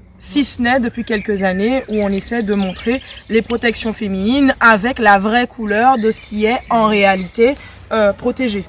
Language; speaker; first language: French; native; French